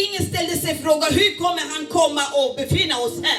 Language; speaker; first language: Swedish; non-native, learner; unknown